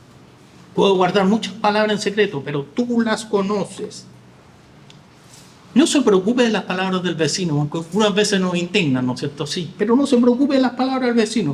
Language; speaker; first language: Spanish; native; Spanish